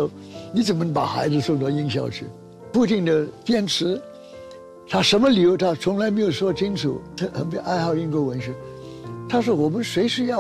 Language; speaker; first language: Chinese; early bilingual, heritage; Chinese